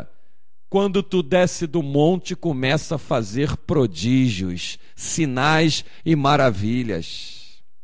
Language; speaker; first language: Portuguese; native; Portuguese